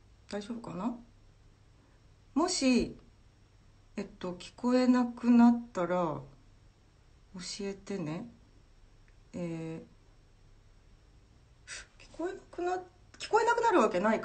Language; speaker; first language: Japanese; early bilingual, heritage; Japanese